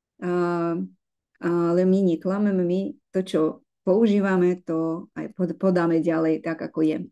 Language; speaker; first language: Slovak; non-native, fluent; Russian